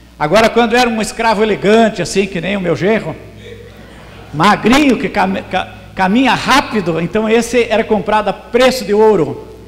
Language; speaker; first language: Portuguese; native; Portuguese